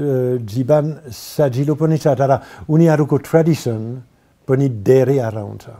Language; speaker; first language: Nepali; non-native, learner; French